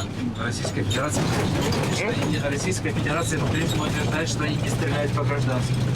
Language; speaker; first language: Russian; native; Russian